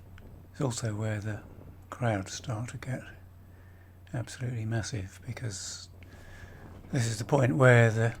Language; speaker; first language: English; native; English